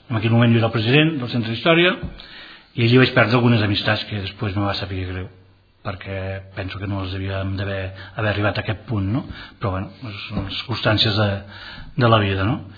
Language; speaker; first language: Catalan; non-native, local second language; Spanish